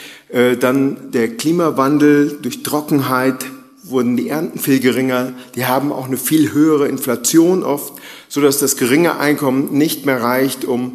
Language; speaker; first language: German; native; German